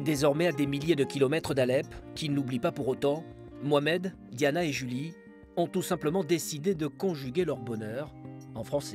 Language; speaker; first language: French; native; French